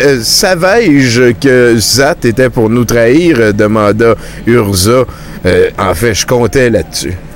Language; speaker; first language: French; native; French